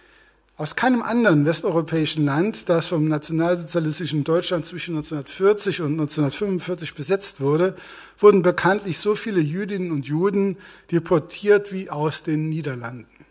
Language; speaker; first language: German; native; German